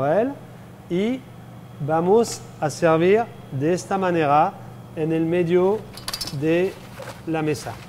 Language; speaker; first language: Spanish; non-native, fluent; French